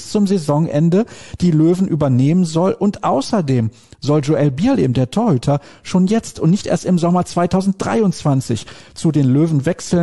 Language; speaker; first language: German; native; German